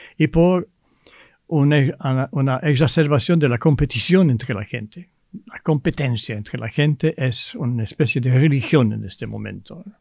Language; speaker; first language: Spanish; non-native, fluent; French